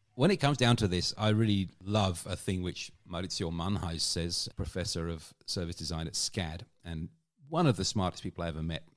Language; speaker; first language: English; native; English